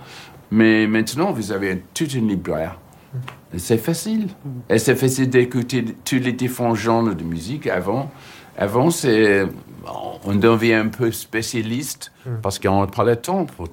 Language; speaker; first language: French; non-native, learner; English